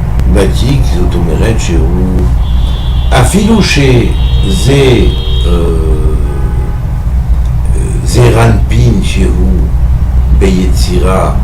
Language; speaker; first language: Hebrew; non-native, fluent; French